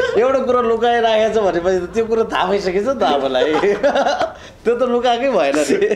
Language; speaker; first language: Nepali; non-native, local second language; Eastern Tamang